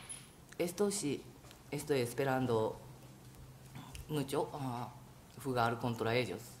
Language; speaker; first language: Spanish; non-native, fluent; Japanese